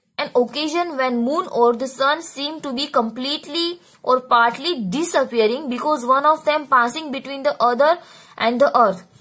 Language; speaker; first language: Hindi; non-native, local second language; Gujarati